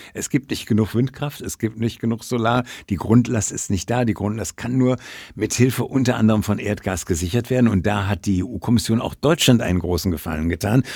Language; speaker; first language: German; native; German